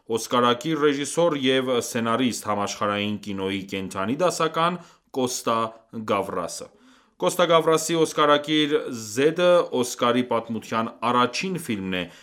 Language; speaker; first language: Armenian; early bilingual, heritage; Armenian